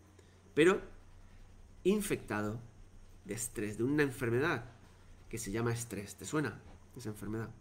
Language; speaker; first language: Spanish; native; Spanish